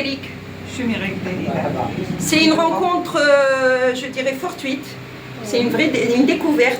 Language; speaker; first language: French; non-native, local second language; Arabic